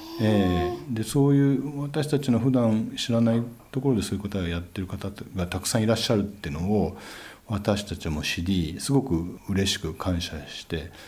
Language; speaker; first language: Japanese; native; Japanese